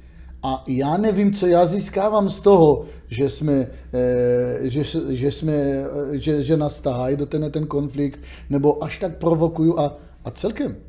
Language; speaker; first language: Czech; non-native, learner; Hebrew